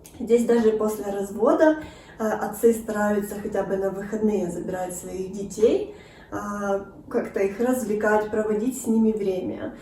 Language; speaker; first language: Russian; native; Russian